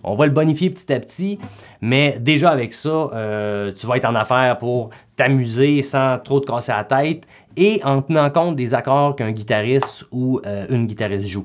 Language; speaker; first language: French; native; French